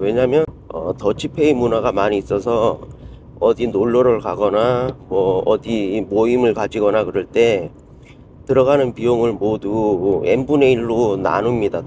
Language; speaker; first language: Korean; native; Korean